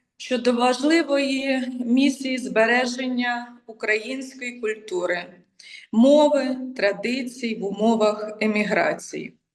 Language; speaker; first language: Ukrainian; native; Ukrainian